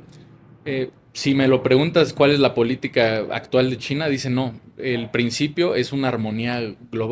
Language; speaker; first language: Spanish; native; Spanish